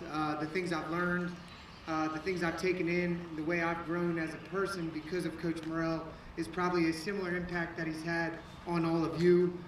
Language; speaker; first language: English; native; English